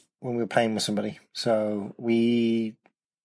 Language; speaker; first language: English; native; English